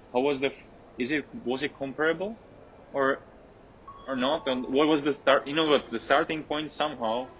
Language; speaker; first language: English; non-native, learner; Czech